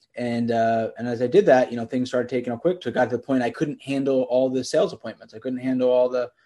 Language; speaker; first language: English; native; English